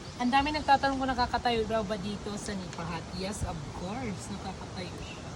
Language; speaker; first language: Filipino; non-native, local second language; Waray